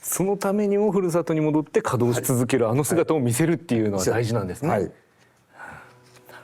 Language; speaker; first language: Japanese; native; Japanese